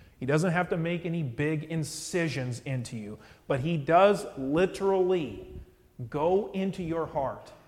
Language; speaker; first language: English; native; English